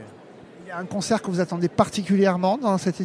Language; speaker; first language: French; native; French